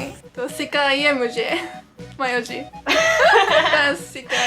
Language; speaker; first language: Hindi; non-native, learner; Japanese